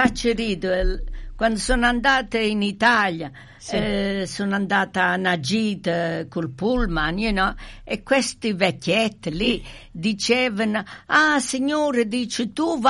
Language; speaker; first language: Italian; early bilingual, heritage; Italian